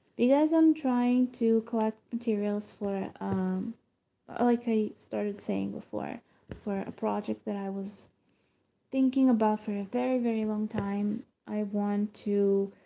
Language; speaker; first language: English; non-native, fluent; Hebrew